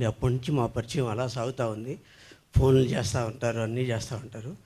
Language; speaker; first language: Telugu; native; Telugu